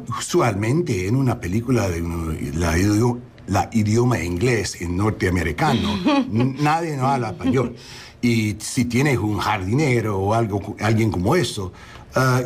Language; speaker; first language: Spanish; early bilingual, heritage; English